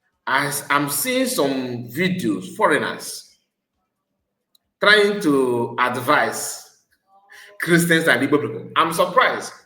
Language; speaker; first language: English; non-native, local second language; Igbo